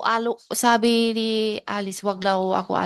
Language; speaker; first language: Filipino; non-native, learner; Chinese